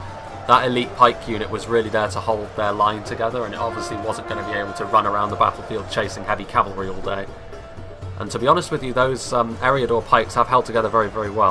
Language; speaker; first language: English; native; English